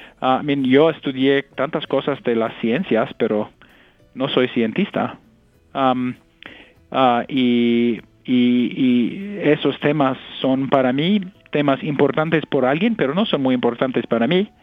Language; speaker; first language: Spanish; non-native, fluent; English